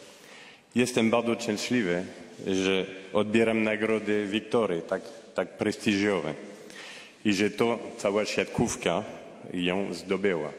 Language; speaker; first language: Polish; non-native, fluent; French